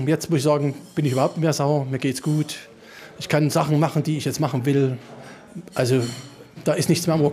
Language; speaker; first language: German; native; German